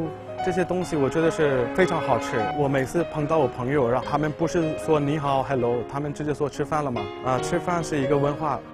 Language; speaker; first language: Chinese; non-native, fluent; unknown